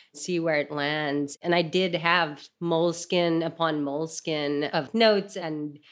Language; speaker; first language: English; non-native, local second language; Filipino